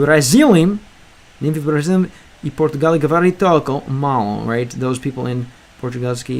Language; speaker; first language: Russian; non-native, learner; English